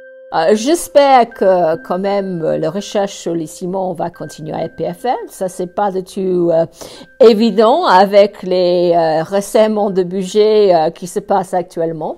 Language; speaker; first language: French; non-native, fluent; English